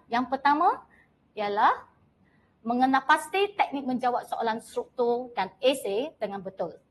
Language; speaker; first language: Malay; non-native, local second language; Chinese